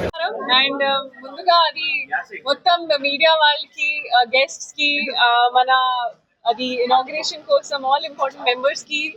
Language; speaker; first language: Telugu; non-native, fluent; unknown